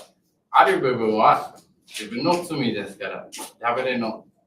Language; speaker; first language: Japanese; non-native, learner; English